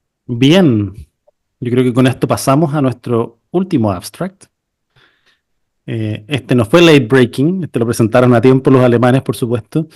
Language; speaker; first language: Spanish; native; Spanish